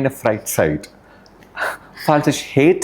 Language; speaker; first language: German; non-native, fluent; Malayalam